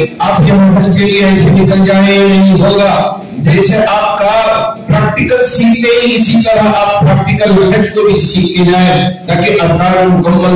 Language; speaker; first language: Urdu; native; Urdu